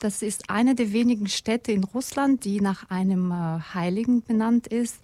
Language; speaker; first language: German; non-native, fluent; Russian